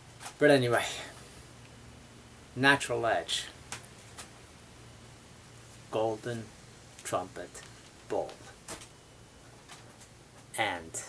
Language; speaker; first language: English; native; English